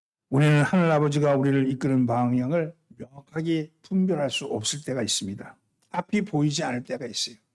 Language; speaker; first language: Korean; native; Korean